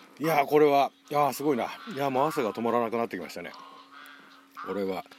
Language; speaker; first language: Japanese; native; Japanese